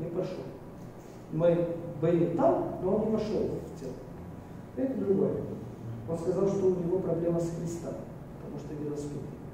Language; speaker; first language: Russian; non-native, fluent; Bulgarian